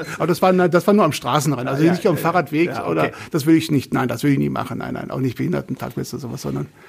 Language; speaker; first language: German; native; German